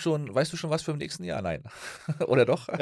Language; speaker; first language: German; native; German